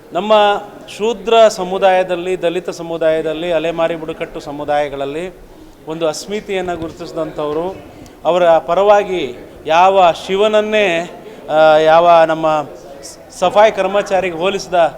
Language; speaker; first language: Kannada; non-native, local second language; Lambadi